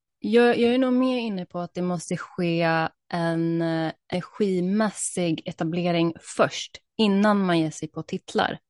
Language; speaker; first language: Swedish; native; Swedish